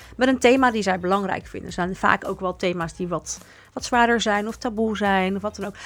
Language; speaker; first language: Dutch; native; Dutch